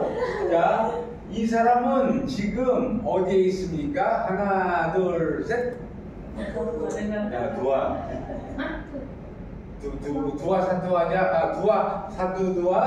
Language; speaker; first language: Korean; non-native, fluent; Indonesian